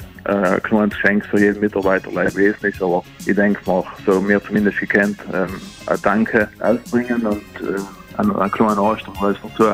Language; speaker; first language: German; native; German